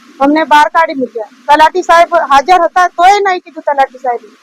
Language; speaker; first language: Gujarati; non-native, local second language; Bhili